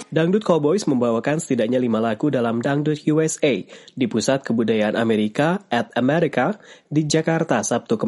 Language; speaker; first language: Indonesian; native; Indonesian